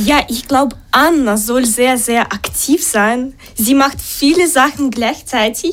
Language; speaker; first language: German; non-native, learner; Ukrainian